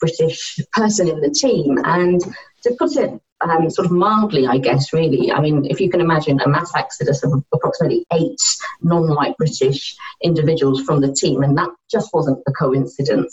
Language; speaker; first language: English; native; English